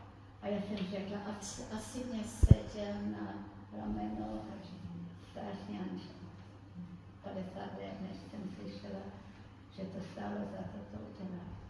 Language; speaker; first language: Czech; early bilingual, heritage; Czech